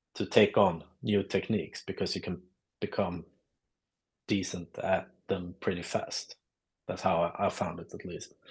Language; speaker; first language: English; non-native, fluent; Swedish